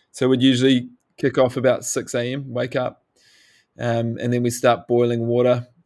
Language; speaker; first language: English; native; English